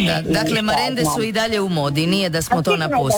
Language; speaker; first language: Serbian; native; Serbian